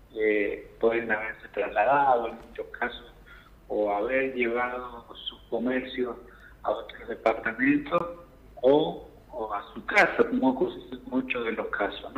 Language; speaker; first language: Spanish; native; Spanish